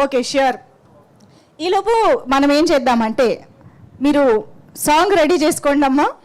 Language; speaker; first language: Telugu; native; Telugu